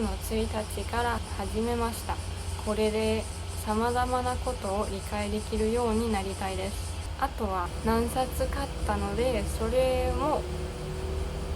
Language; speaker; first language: Japanese; non-native, learner; German